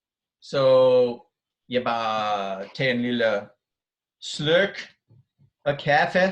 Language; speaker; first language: Danish; non-native, fluent; English